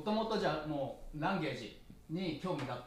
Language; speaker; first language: Japanese; native; Japanese